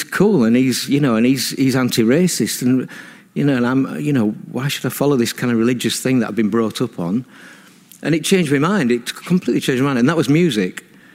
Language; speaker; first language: English; native; English